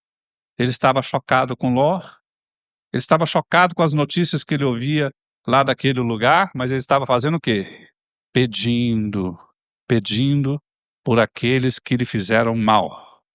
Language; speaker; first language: Portuguese; native; Portuguese